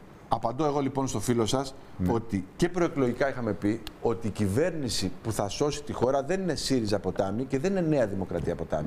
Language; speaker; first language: Greek; native; Greek